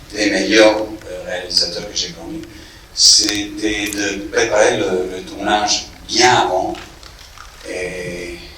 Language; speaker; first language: French; non-native, fluent; English